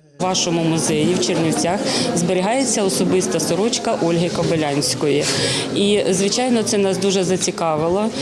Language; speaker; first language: Ukrainian; native; Ukrainian